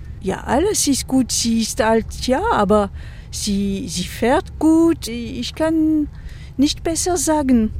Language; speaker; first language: German; non-native, learner; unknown